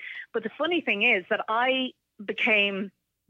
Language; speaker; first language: English; native; English